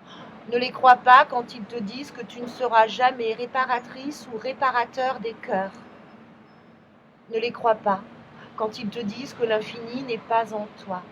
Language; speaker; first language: French; native; French